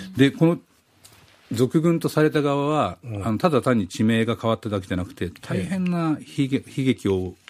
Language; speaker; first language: Japanese; native; Japanese